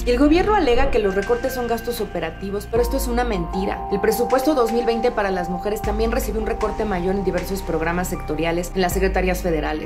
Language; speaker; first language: Spanish; native; Spanish